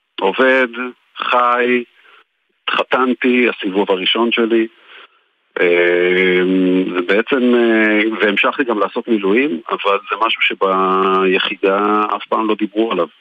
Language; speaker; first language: Hebrew; native; Hebrew